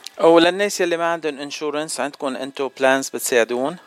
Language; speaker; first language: Arabic; native; Arabic